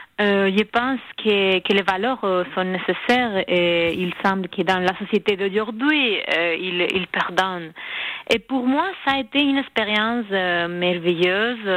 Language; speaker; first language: French; non-native, learner; Spanish